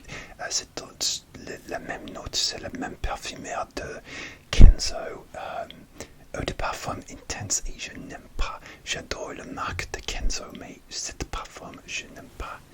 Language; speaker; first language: French; non-native, learner; English